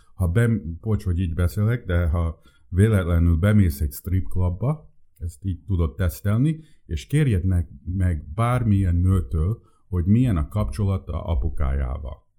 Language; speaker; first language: Hungarian; early bilingual, heritage; Hungarian